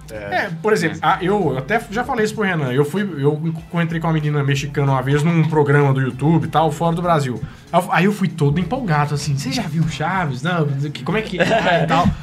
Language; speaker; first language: Portuguese; native; Portuguese